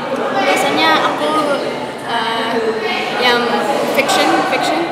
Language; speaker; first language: Indonesian; early bilingual, heritage; English